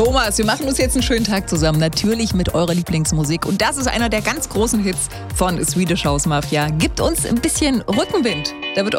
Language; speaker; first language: German; native; German